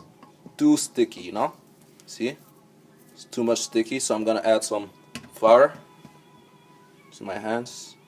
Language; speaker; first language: English; non-native, local second language; French